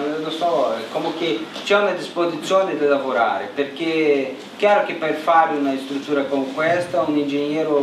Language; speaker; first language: Italian; non-native, learner; Portuguese